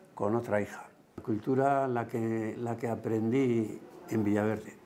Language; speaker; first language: Spanish; native; Spanish